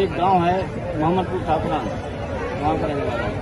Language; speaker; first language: Hindi; native; Hindi